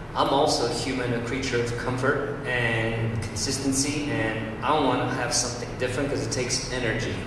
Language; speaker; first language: English; early bilingual, other home language; Romanian